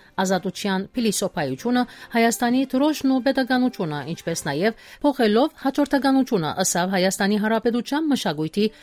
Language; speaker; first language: Armenian; early bilingual, heritage; Armenian